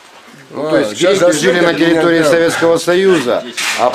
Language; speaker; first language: Russian; native; Russian